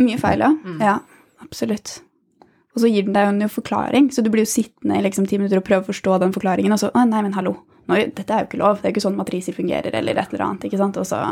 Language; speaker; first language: Norwegian; native; Norwegian